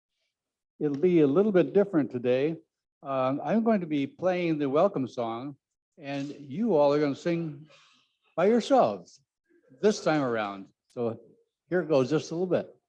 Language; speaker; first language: English; native; English